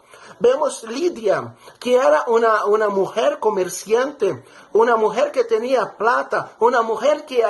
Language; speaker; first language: Spanish; non-native, fluent; Portuguese